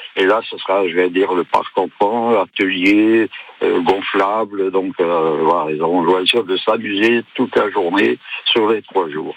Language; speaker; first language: French; native; French